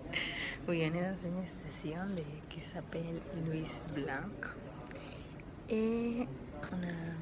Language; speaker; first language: French; non-native, learner; Spanish